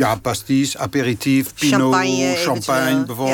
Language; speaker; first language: Dutch; non-native, fluent; French